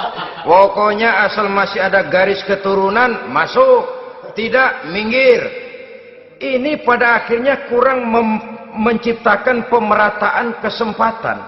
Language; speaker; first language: Indonesian; native; Indonesian